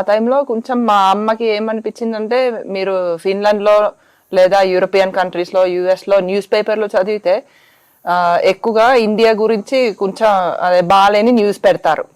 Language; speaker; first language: Telugu; non-native, fluent; Finnish